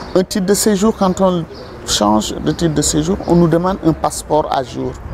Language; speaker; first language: French; non-native, local second language; Wolof